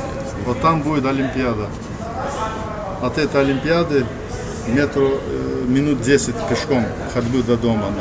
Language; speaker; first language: Russian; non-native, fluent; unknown